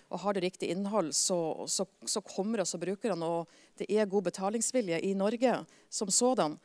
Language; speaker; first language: Norwegian; native; Norwegian